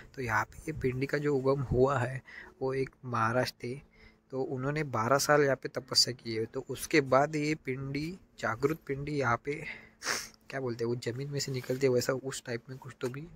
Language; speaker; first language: Hindi; non-native, local second language; Marathi